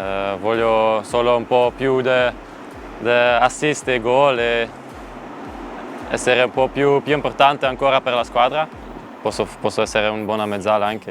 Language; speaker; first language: Italian; non-native, learner; Dutch